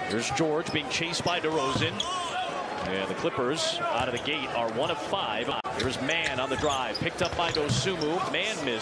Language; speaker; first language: English; native; English